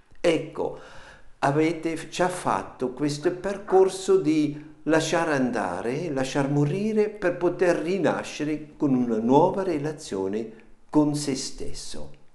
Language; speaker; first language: Italian; non-native, fluent; German